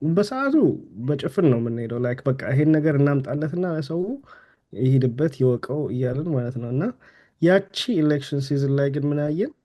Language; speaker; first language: Amharic; native; Amharic